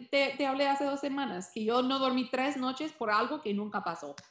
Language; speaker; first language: Spanish; early bilingual, heritage; Spanish